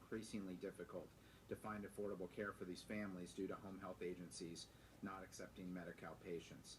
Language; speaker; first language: English; native; English